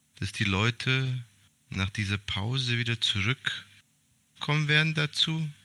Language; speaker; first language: German; early bilingual, other home language; Serbian